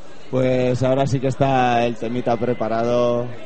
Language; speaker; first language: Spanish; native; Spanish